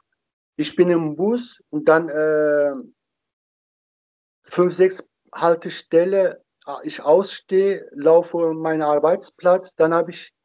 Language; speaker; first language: German; non-native, learner; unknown